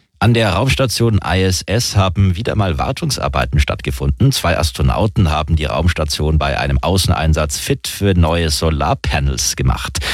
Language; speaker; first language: German; native; German